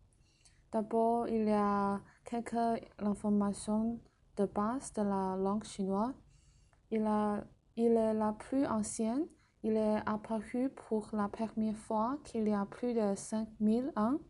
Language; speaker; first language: French; non-native, learner; Chinese